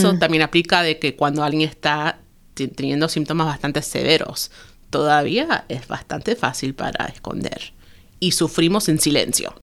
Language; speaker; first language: Spanish; early bilingual, heritage; Spanish